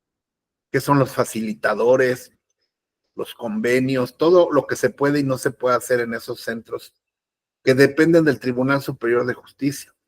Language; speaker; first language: Spanish; native; Spanish